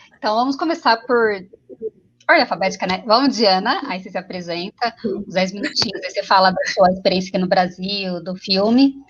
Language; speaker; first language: Portuguese; native; Portuguese